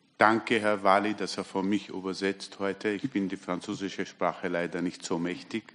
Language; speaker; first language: German; non-native, fluent; Armenian